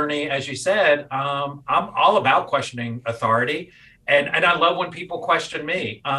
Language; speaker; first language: English; native; English